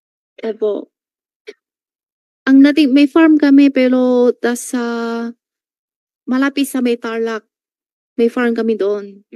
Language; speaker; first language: Filipino; non-native, learner; Chinese